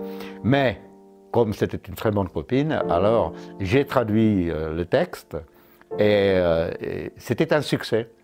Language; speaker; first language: French; non-native, fluent; Czech